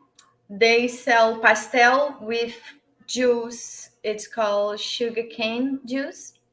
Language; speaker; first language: English; non-native, learner; Portuguese